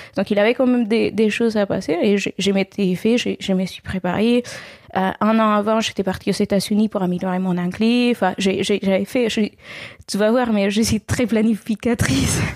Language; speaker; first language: French; non-native, fluent; Spanish